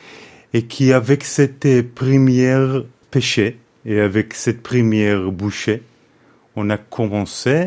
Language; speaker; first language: French; non-native, fluent; Hebrew